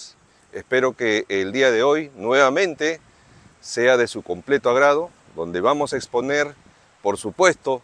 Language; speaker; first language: Spanish; native; Spanish